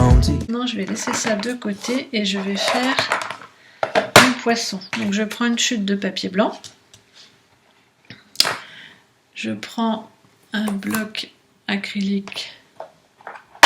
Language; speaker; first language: French; native; French